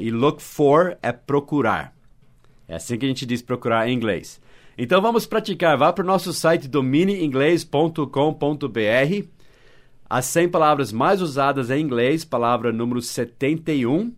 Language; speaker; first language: Portuguese; non-native, fluent; English